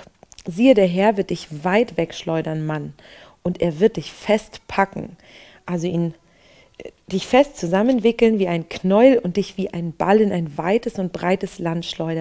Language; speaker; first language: German; native; German